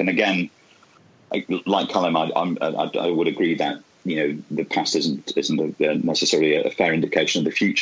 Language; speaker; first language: English; native; English